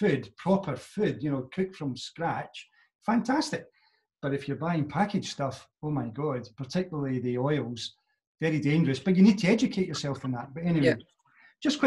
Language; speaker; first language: English; native; English